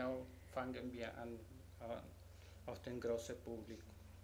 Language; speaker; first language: German; non-native, learner; Spanish